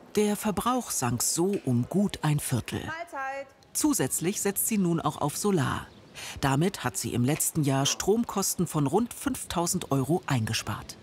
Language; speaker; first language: German; native; German